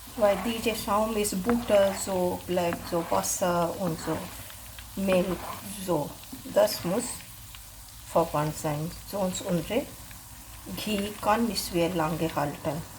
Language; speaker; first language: German; non-native, learner; Hindi